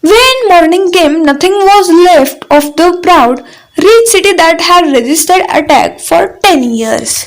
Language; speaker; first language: English; non-native, local second language; Marathi